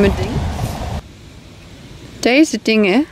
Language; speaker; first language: Dutch; non-native, learner; English